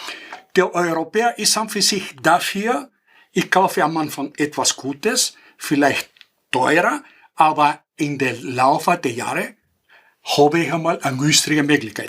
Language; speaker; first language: German; non-native, fluent; Greek